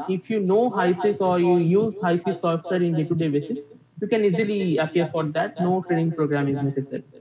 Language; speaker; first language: English; non-native, local second language; Bangla